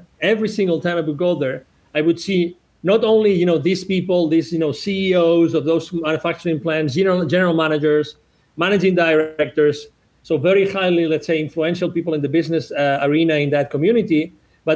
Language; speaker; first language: English; non-native, fluent; Spanish